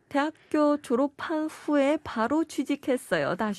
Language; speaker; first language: Korean; non-native, fluent; Chinese